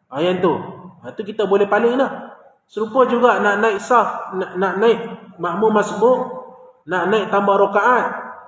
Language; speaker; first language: Malay; native; Malay